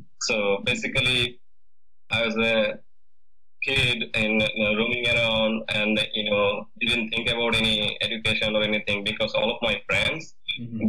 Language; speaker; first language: English; non-native, learner; Bangla